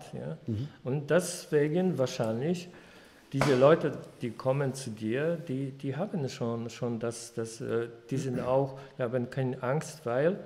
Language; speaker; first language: German; non-native, fluent; Polish